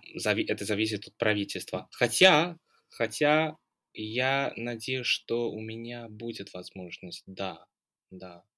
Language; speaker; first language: Russian; non-native, fluent; English